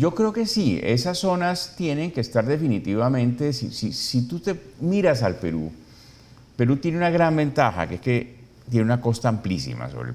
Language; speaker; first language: Spanish; native; Spanish